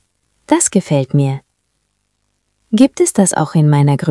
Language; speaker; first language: German; non-native, fluent; Spanish